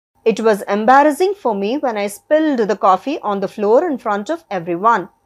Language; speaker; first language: English; non-native, local second language; Tamil